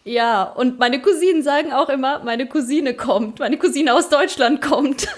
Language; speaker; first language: German; early bilingual, other home language; Russian